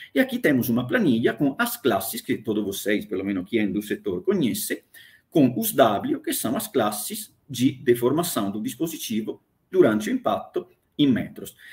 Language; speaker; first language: Portuguese; non-native, fluent; Italian